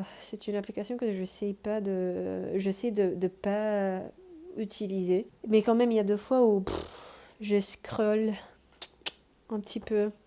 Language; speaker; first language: French; non-native, fluent; Spanish